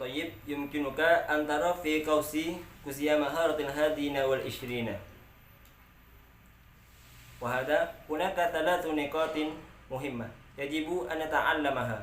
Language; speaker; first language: Arabic; non-native, learner; Indonesian